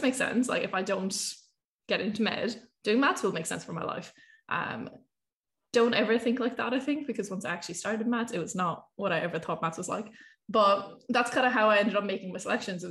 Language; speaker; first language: English; native; English